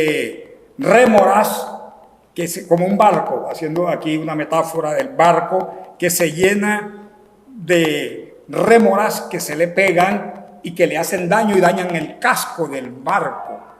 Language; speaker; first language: Spanish; native; Spanish